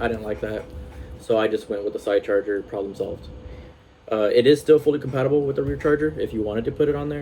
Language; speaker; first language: English; native; English